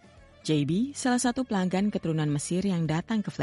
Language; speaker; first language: Indonesian; native; Indonesian